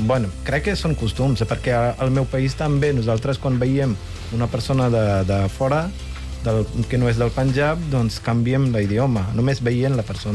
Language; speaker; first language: Catalan; non-native, fluent; Punjabi